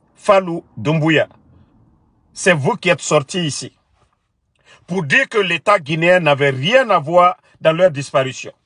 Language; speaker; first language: French; non-native, local second language; Mandingo